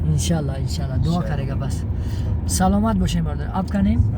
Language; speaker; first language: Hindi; non-native, learner; Tajik